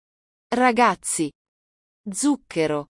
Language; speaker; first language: Italian; non-native, learner; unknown